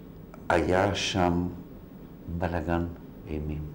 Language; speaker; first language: Hebrew; non-native, fluent; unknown